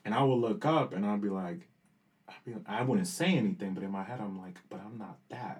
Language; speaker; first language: English; early bilingual, other home language; Spanish